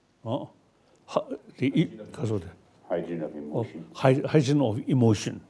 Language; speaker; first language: English; non-native, learner; Tibetan